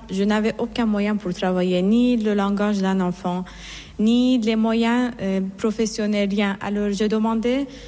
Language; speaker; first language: French; non-native, fluent; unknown